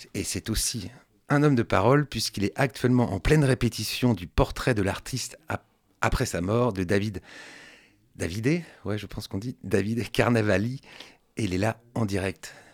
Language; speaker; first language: French; native; French